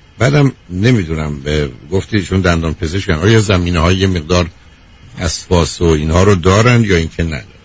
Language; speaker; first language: Persian; native; Persian